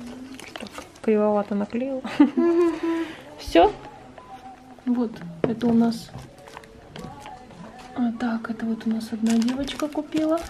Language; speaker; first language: Russian; native; Russian